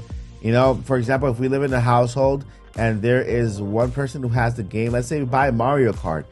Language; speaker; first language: English; native; English